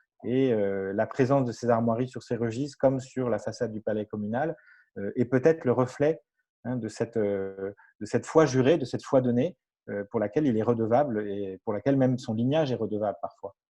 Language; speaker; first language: French; native; French